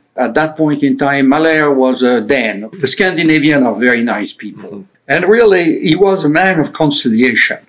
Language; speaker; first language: English; non-native, fluent; French